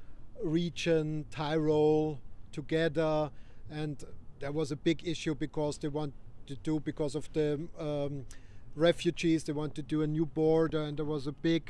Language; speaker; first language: English; non-native, fluent; German